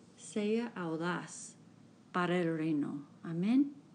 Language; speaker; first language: Spanish; non-native, learner; English